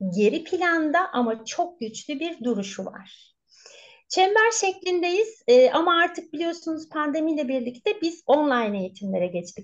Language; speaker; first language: Turkish; native; Turkish